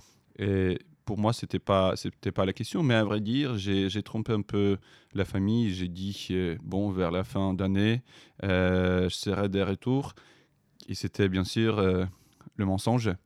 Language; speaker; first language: French; non-native, fluent; Ukrainian